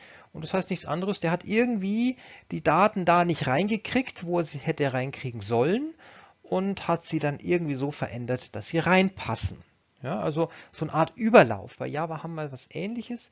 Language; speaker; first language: German; native; German